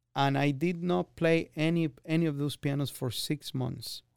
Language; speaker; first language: English; non-native, fluent; Spanish